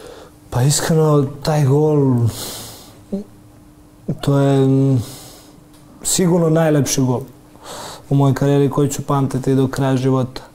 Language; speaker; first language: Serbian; early bilingual, heritage; Serbian